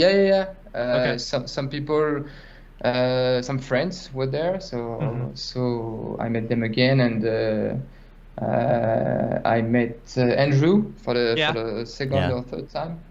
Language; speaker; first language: English; non-native, fluent; French